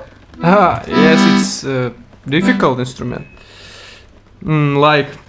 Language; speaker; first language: English; non-native, learner; Russian